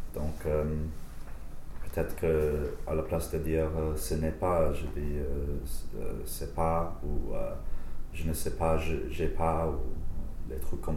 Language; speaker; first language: French; non-native, fluent; English